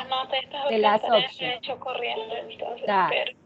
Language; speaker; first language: English; non-native, fluent; Spanish